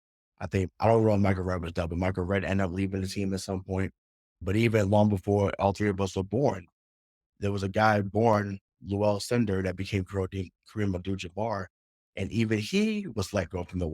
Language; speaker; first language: English; native; English